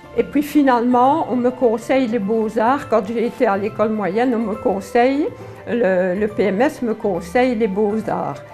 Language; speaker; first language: French; early bilingual, other home language; Polish